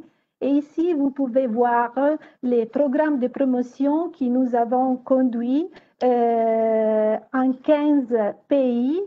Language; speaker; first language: French; non-native, fluent; Italian